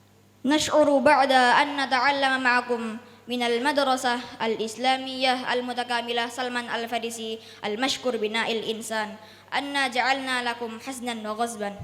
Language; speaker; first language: Arabic; non-native, learner; Indonesian